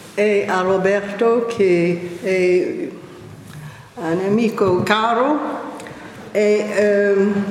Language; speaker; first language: Italian; non-native, learner; English